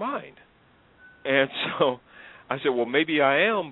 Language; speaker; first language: English; native; English